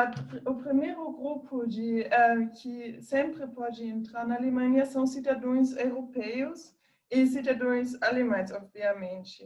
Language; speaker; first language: Portuguese; non-native, fluent; German